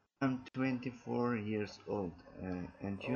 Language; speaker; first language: English; non-native, learner; Azerbaijani